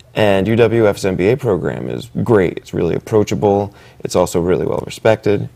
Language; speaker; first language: English; native; English